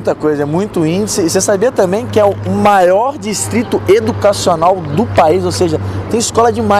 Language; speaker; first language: Portuguese; native; Portuguese